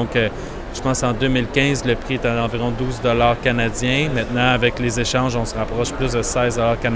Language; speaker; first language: French; native; French